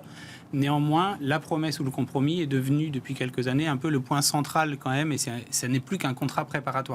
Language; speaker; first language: French; native; French